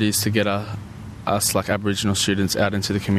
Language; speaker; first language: English; native; English